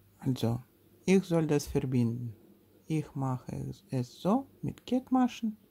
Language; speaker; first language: German; non-native, learner; Russian